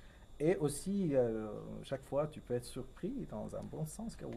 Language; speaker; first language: French; non-native, fluent; Persian